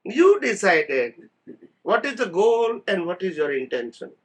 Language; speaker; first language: English; non-native, local second language; Gujarati